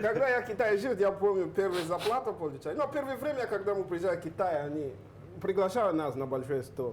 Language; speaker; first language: Russian; non-native, learner; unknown